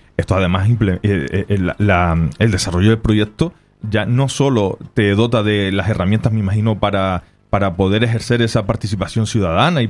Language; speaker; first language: Spanish; native; Spanish